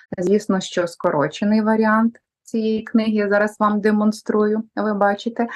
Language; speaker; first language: Ukrainian; native; Ukrainian